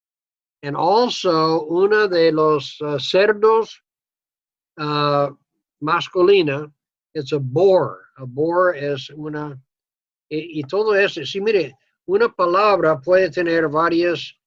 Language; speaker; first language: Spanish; non-native, fluent; English